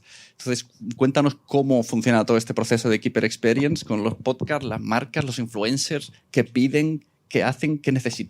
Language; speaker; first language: Spanish; native; Spanish